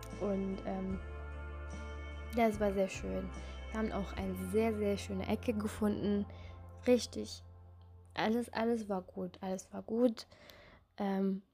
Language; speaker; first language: German; non-native, fluent; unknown